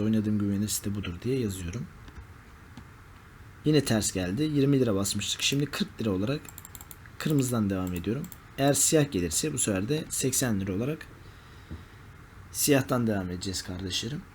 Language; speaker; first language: Turkish; native; Turkish